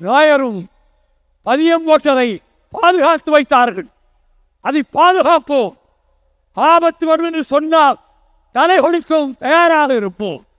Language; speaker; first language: Tamil; native; Tamil